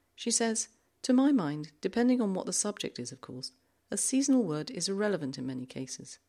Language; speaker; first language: English; native; English